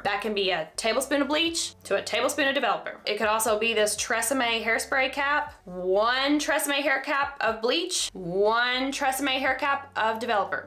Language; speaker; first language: English; native; English